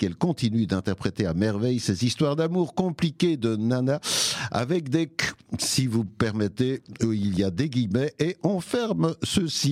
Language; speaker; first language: French; native; French